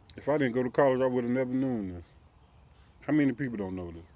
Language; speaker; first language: English; native; English